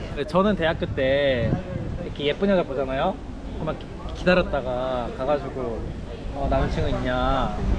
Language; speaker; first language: Korean; native; Korean